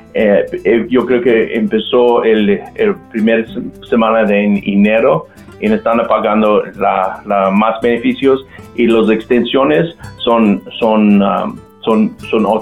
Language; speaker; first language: Spanish; non-native, local second language; English